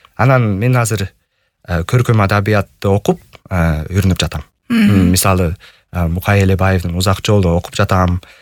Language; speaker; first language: Kyrgyz; non-native, fluent; English